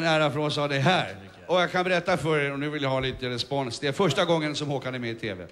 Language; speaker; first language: Swedish; native; Swedish